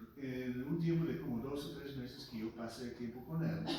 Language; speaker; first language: Spanish; non-native, local second language; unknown